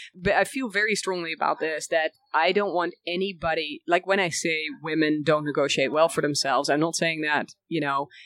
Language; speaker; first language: English; early bilingual, other home language; Dutch